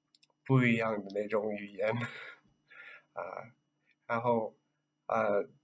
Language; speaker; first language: Chinese; non-native, learner; English